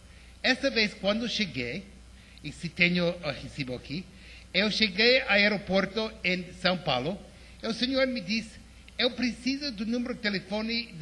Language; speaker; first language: Portuguese; non-native, fluent; English